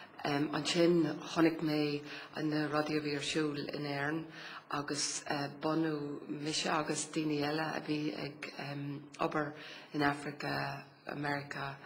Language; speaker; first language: Irish; non-native, local second language; English